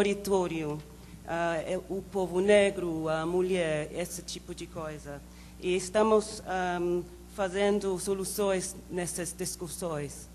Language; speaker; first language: Portuguese; non-native, learner; English